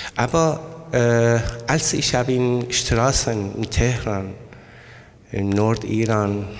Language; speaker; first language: German; non-native, learner; Persian